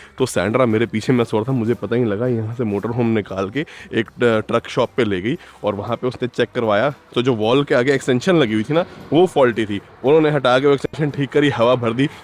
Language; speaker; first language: Hindi; non-native, local second language; Punjabi